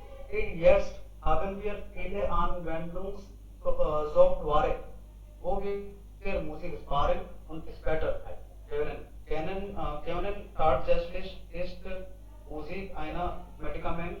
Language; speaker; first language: German; non-native, learner; Hindi